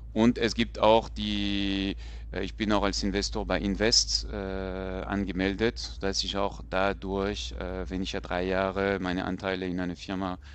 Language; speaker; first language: German; non-native, fluent; French